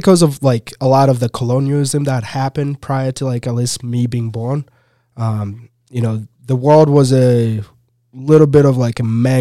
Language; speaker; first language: English; non-native, local second language; Ganda